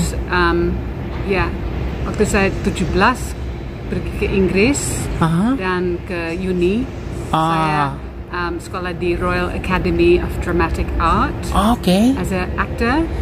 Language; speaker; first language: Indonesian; non-native, local second language; English